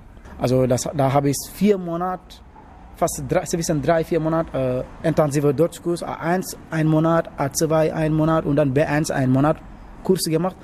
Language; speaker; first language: German; non-native, learner; Wolof